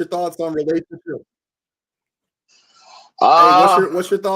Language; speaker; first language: English; native; English